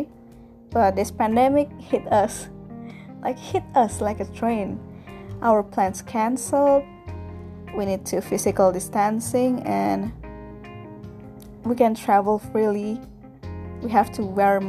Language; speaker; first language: English; non-native, fluent; Indonesian